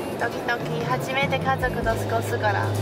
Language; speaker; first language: Japanese; non-native, fluent; Chinese